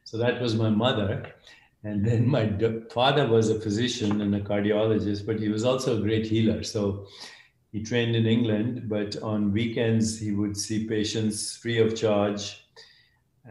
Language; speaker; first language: English; non-native, local second language; Hindi